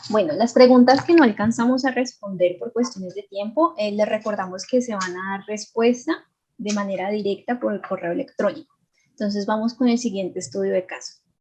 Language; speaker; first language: Spanish; native; Spanish